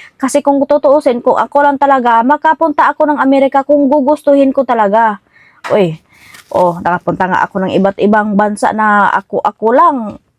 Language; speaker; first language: Filipino; non-native, local second language; Cebuano